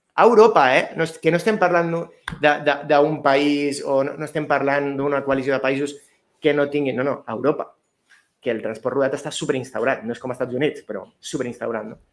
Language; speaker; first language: Catalan; native; Catalan